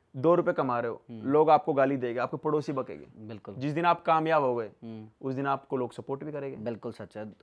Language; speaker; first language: Hindi; native; Hindi